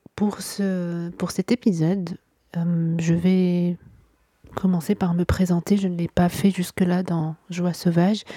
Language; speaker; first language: French; non-native, local second language; Arabic